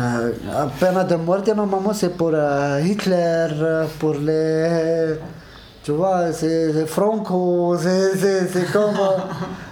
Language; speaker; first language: Spanish; non-native, learner; Arabic